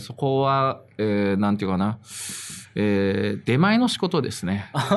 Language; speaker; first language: Japanese; non-native, fluent; Chinese